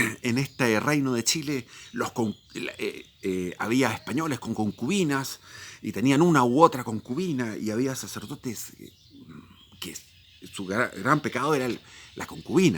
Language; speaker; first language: Spanish; native; Spanish